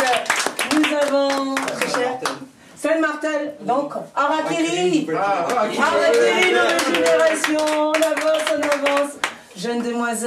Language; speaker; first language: French; native; French